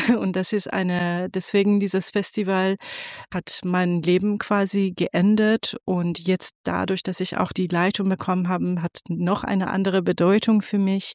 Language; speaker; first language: German; non-native, fluent; Persian